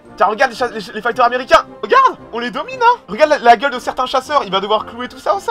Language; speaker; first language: French; native; French